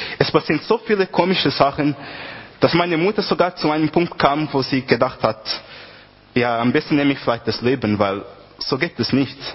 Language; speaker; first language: German; non-native, fluent; Portuguese